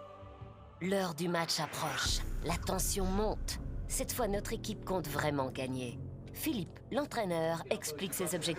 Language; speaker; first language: French; native; French